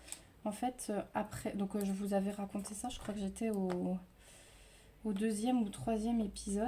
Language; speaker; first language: French; native; French